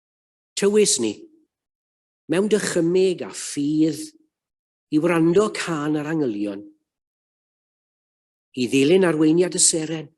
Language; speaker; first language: Welsh; native; Welsh